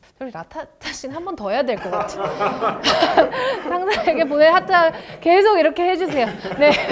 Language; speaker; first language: Korean; native; Korean